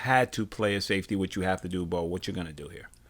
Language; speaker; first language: English; native; English